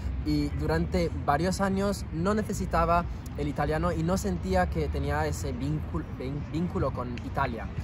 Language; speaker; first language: Spanish; non-native, fluent; French